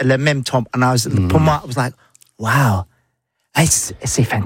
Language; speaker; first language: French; non-native, learner; English